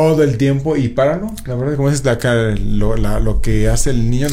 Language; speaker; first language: Spanish; native; Spanish